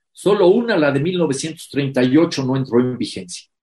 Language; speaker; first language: Spanish; native; Spanish